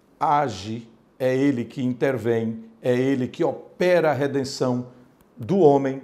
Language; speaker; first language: Portuguese; native; Portuguese